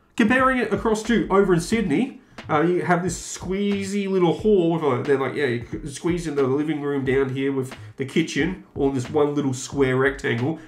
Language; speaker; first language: English; native; English